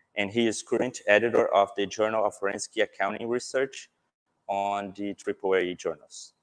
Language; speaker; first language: English; non-native, fluent; Portuguese